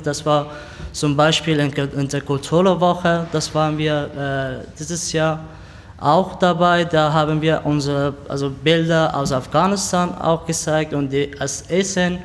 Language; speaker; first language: German; non-native, learner; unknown